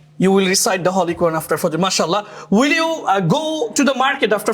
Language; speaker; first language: English; non-native, fluent; Bangla